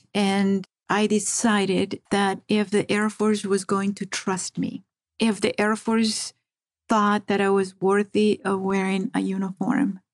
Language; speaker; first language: English; early bilingual, other home language; Spanish